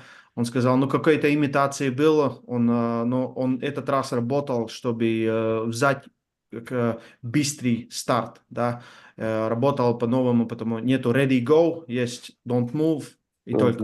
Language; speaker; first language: Russian; non-native, learner; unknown